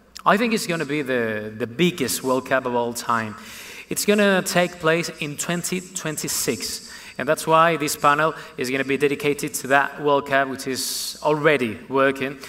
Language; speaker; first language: English; non-native, fluent; Spanish